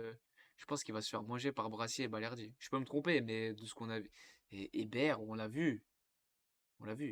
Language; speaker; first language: French; native; French